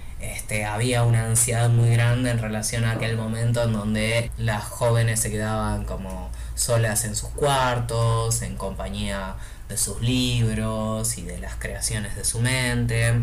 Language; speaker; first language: Spanish; native; Spanish